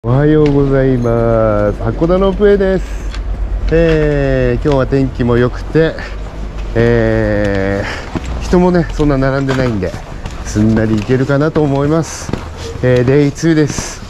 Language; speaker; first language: Japanese; native; Japanese